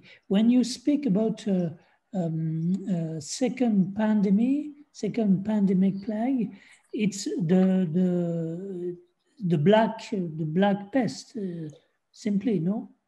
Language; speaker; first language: English; non-native, fluent; French